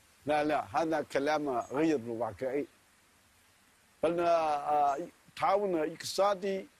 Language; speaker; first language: Arabic; non-native, fluent; Chinese